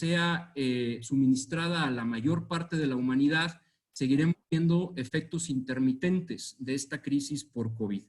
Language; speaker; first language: Spanish; native; Spanish